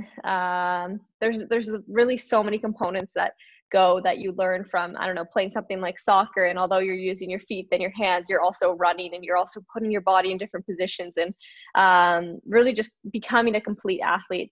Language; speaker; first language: English; native; English